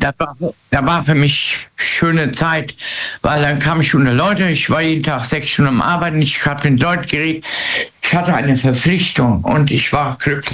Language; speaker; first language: German; native; German